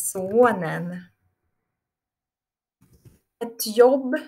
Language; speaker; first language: Swedish; non-native, fluent; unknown